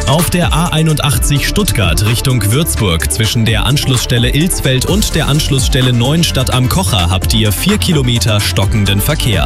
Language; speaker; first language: German; native; German